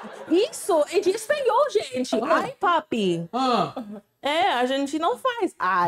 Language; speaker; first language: Portuguese; non-native, fluent; English